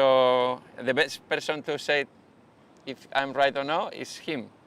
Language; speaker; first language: English; non-native, fluent; Spanish